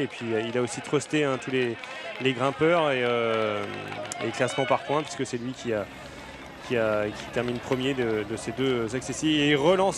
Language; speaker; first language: French; native; French